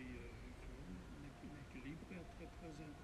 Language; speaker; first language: French; non-native, fluent; Dutch